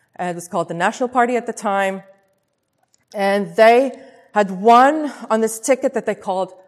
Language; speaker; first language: English; non-native, local second language; Afrikaans